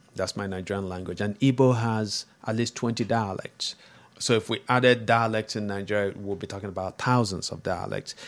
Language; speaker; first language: English; non-native, local second language; Igbo